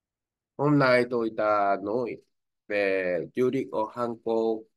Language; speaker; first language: Vietnamese; non-native, learner; Korean